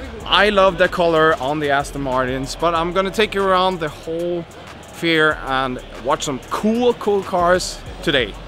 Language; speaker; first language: English; non-native, fluent; Swedish